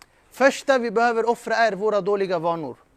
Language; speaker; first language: Swedish; non-native, fluent; Urdu